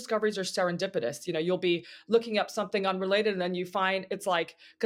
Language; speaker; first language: English; native; English